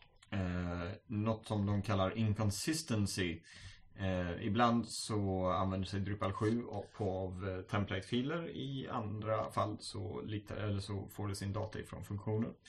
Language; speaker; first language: Swedish; native; Swedish